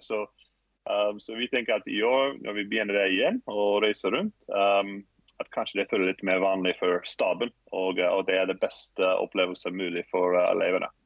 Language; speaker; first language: Norwegian; non-native, fluent; English